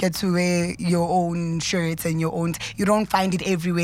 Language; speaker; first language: English; non-native, local second language; Zulu